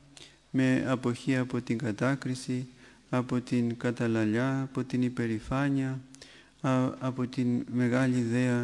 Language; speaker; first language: Greek; native; Greek